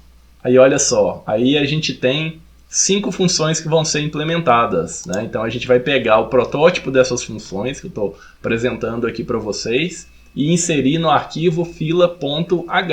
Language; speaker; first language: Portuguese; native; Portuguese